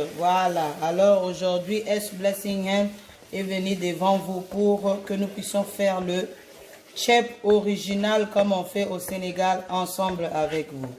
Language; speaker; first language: French; non-native, local second language; Lingala